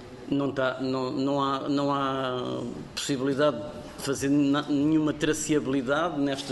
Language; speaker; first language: Portuguese; native; Portuguese